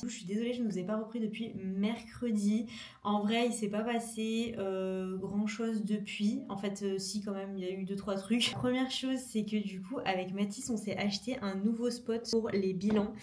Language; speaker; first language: French; native; French